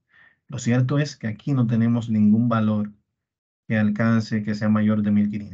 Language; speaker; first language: Spanish; native; Spanish